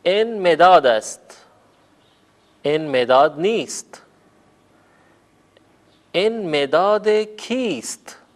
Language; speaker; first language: Persian; non-native, fluent; Urdu